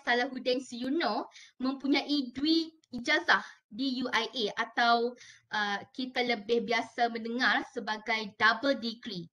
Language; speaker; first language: Malay; native; Malay